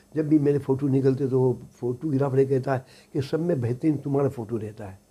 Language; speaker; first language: Hindi; native; Hindi